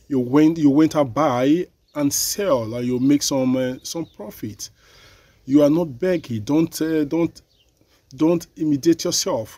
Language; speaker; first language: English; non-native, learner; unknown